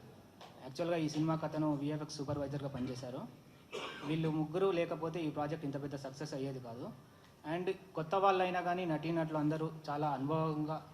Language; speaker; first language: Telugu; native; Telugu